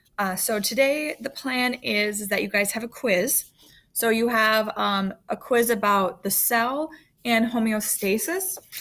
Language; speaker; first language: English; native; English